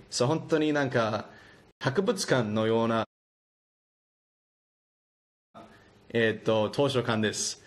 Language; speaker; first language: Japanese; non-native, learner; English